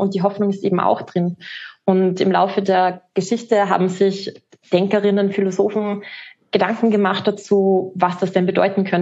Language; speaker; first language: German; native; German